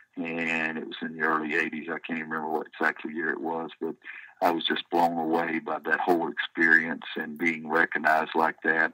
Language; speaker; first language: English; native; English